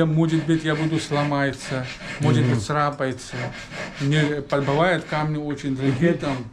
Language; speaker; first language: Russian; non-native, learner; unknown